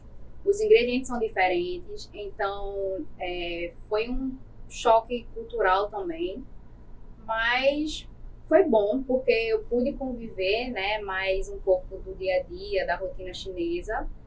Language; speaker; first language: Portuguese; early bilingual, other home language; Chinese